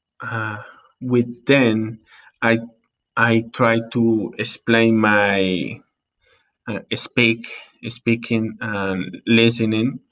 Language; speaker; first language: English; non-native, learner; Spanish